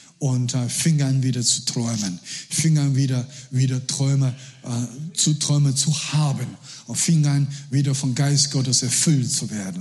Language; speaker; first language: German; non-native, learner; Chinese